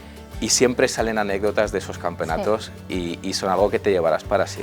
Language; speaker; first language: Spanish; native; Spanish